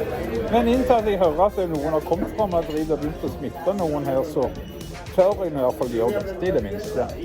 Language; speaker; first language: Norwegian; native; Norwegian